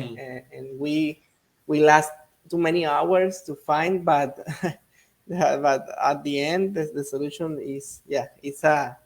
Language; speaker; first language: English; non-native, learner; Spanish